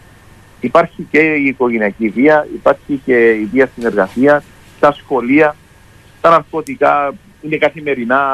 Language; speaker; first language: Greek; native; Greek